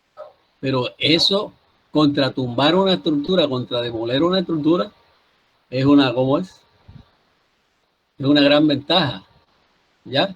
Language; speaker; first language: Spanish; native; Spanish